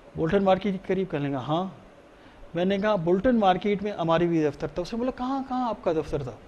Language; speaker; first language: Urdu; non-native, local second language; Baluchi